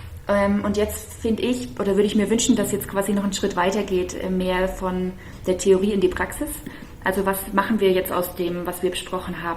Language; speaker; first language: German; native; German